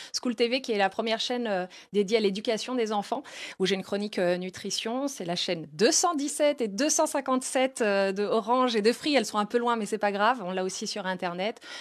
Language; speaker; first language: French; native; French